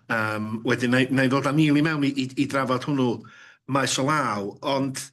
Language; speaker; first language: Welsh; native; Welsh